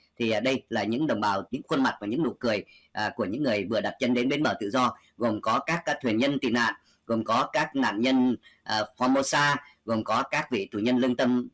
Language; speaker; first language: Vietnamese; native; Vietnamese